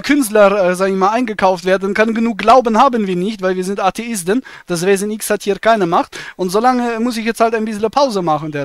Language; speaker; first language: German; native; German